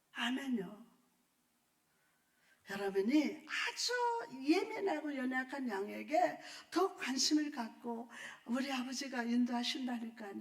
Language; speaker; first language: Korean; native; Korean